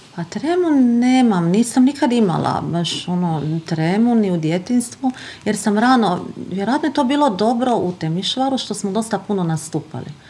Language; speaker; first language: Bosnian; non-native, fluent; Hungarian